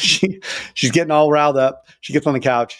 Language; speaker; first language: English; native; English